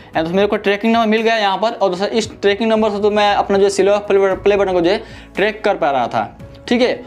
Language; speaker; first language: Hindi; native; Hindi